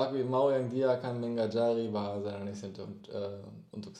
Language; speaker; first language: Indonesian; non-native, learner; German